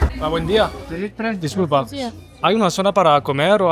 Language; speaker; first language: Spanish; non-native, learner; French